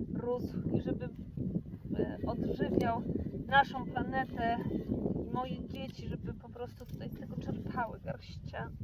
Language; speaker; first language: Polish; native; Polish